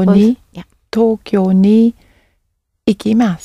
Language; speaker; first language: Japanese; non-native, learner; English